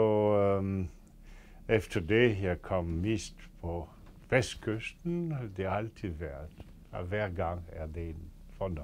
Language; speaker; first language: Danish; non-native, fluent; French